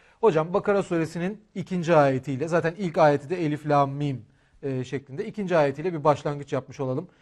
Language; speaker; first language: Turkish; native; Turkish